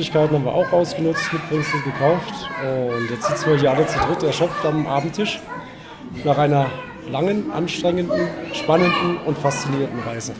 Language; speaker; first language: German; native; German